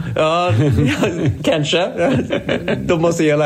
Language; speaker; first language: Swedish; non-native, fluent; English